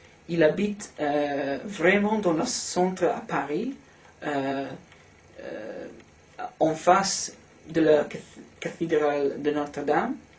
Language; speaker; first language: French; non-native, learner; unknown